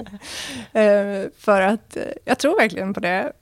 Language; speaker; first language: Swedish; early bilingual, other home language; Arabic